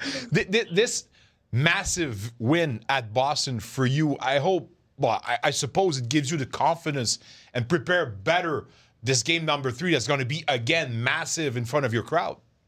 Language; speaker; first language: English; non-native, fluent; French